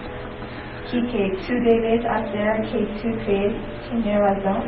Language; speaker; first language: Spanish; non-native, learner; English